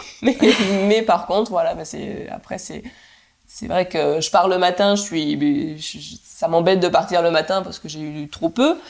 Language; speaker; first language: French; native; French